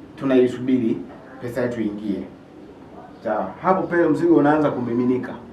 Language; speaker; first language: Swahili; native; Swahili